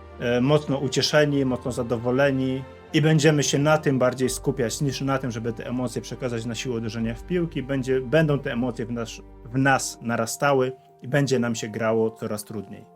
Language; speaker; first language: Polish; native; Polish